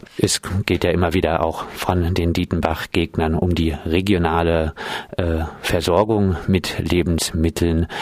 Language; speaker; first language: German; native; German